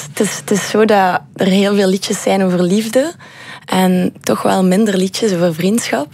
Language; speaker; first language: Dutch; native; Dutch